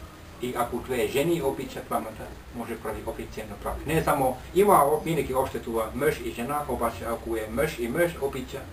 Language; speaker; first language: Bulgarian; non-native, learner; Finnish